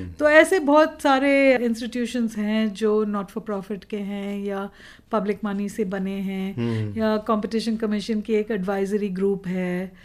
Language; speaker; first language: Hindi; non-native, local second language; Telugu